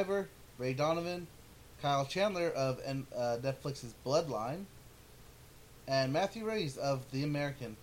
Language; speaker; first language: English; native; English